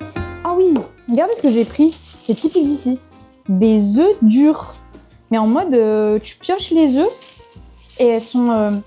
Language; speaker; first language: French; native; French